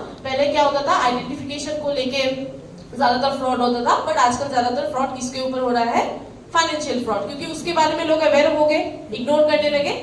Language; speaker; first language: Hindi; non-native, local second language; Assamese